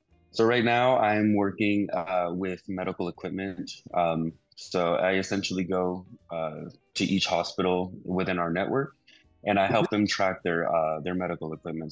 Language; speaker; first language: English; early bilingual, other home language; Spanish